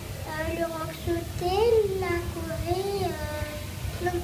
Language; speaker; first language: French; non-native, fluent; Hungarian